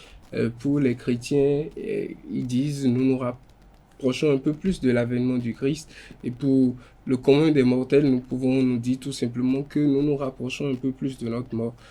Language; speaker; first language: French; non-native, local second language; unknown